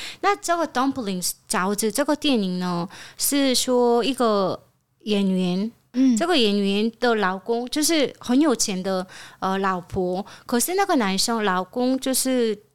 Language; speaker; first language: Chinese; non-native, fluent; Korean